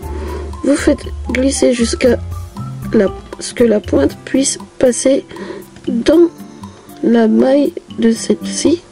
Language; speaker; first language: French; native; French